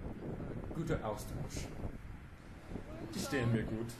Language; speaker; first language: German; non-native, learner; English